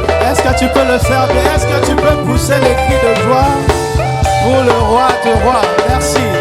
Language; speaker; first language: French; non-native, local second language; Lingala